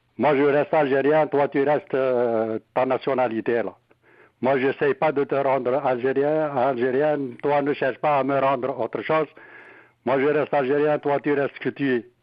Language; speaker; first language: French; non-native, local second language; Arabic